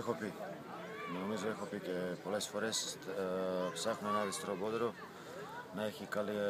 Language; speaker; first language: Greek; non-native, fluent; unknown